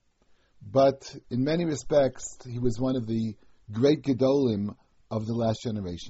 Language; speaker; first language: English; native; English